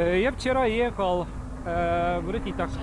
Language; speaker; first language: Russian; non-native, local second language; Estonian